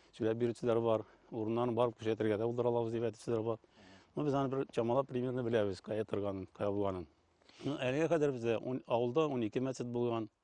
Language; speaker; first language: Tatar; native; Tatar